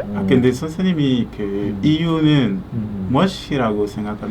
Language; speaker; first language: Korean; non-native, learner; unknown